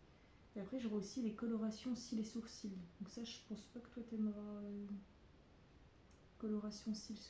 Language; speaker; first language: French; native; French